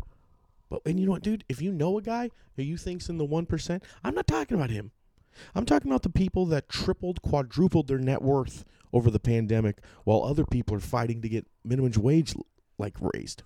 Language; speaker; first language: English; native; English